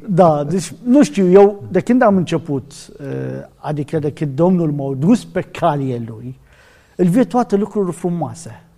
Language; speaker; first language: Romanian; non-native, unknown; Arabic